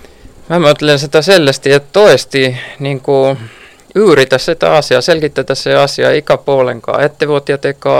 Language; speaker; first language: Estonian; non-native, learner; Finnish